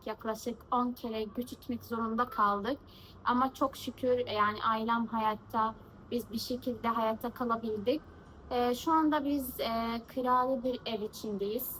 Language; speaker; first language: Turkish; non-native, fluent; Arabic